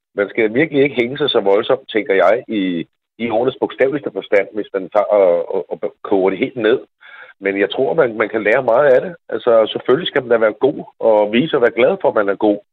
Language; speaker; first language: Danish; non-native, fluent; Dutch